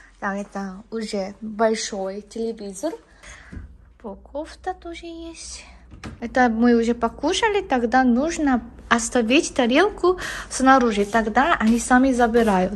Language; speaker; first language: Russian; non-native, learner; Korean